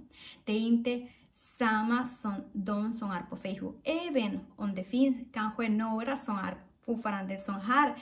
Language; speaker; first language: Swedish; non-native, fluent; Spanish